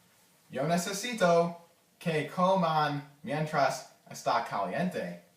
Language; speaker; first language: Spanish; non-native, learner; English